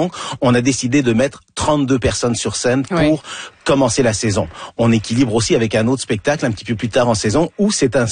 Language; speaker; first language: French; native; French